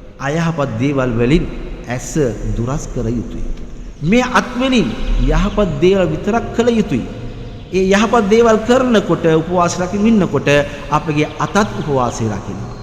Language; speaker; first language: Sinhala; non-native, local second language; Tamil